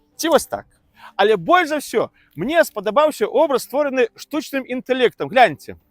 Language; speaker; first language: Belarusian; native; Belarusian